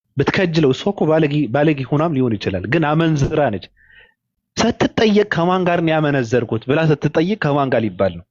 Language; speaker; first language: Amharic; native; Amharic